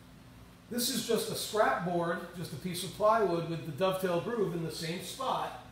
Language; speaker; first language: English; native; English